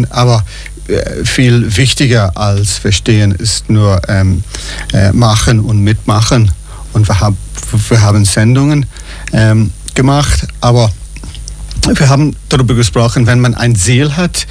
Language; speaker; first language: German; non-native, fluent; English